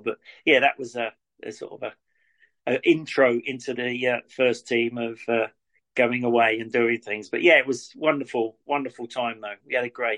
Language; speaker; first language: English; native; English